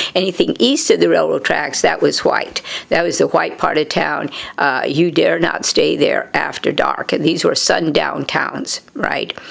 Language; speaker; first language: English; native; English